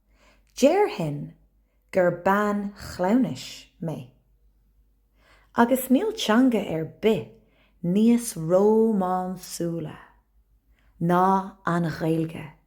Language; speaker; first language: Irish; non-native, local second language; English